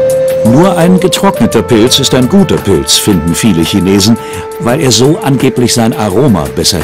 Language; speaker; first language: German; native; German